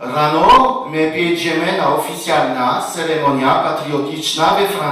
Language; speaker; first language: Polish; early bilingual, heritage; Polish